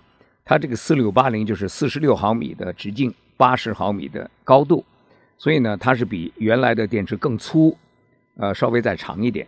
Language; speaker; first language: Chinese; native; Chinese